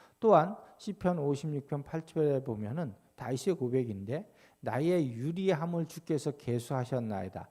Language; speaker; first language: Korean; native; Korean